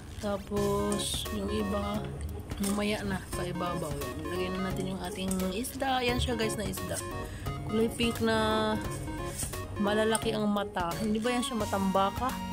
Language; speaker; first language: Filipino; non-native, local second language; Cebuano